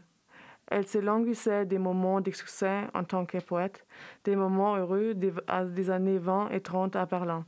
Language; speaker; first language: French; non-native, fluent; German